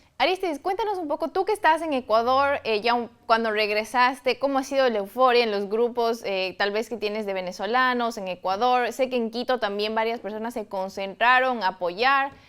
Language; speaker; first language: Spanish; native; Spanish